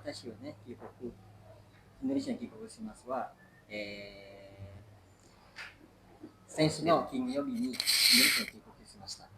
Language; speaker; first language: Japanese; non-native, learner; Indonesian